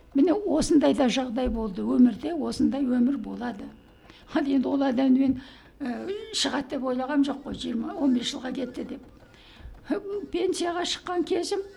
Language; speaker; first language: Kazakh; native; Kazakh